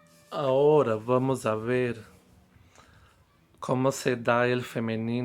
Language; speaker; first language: Spanish; non-native, fluent; Portuguese